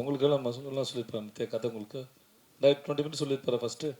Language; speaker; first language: Tamil; native; Tamil